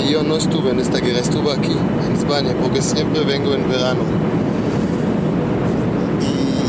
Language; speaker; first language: Spanish; early bilingual, heritage; Hebrew